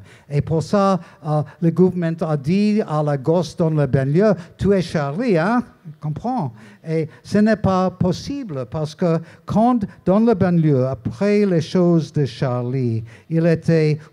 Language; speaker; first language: French; non-native, learner; English